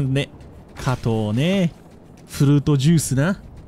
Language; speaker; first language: Japanese; early bilingual, heritage; Japanese